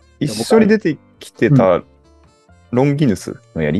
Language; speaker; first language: Japanese; native; Japanese